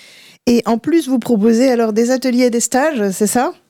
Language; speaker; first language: French; native; French